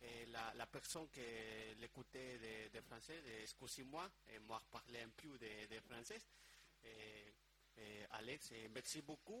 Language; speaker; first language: French; non-native, learner; Spanish